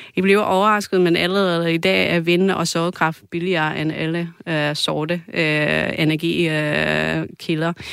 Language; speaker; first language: Danish; non-native, fluent; Croatian